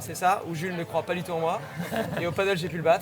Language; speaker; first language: French; native; French